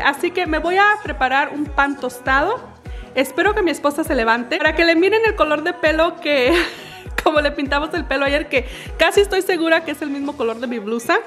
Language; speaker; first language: Spanish; native; Spanish